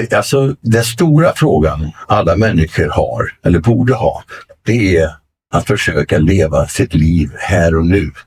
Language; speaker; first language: Swedish; native; Swedish